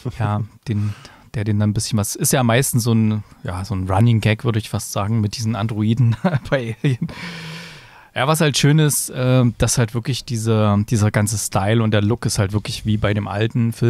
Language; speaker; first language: German; native; German